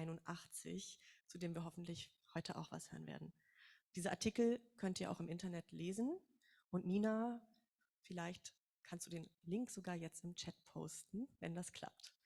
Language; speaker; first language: German; native; German